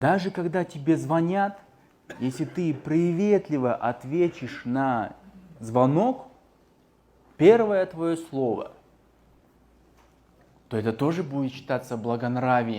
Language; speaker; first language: Russian; non-native, local second language; Kyrgyz